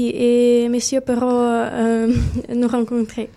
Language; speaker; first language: French; non-native, learner; Ukrainian